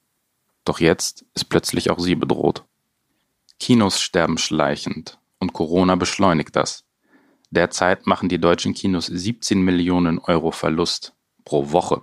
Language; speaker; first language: German; native; German